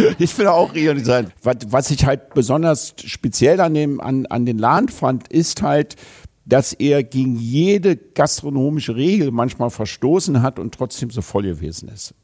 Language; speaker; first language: German; native; German